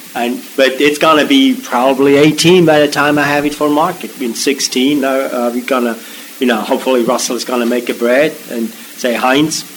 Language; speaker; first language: English; non-native, fluent; German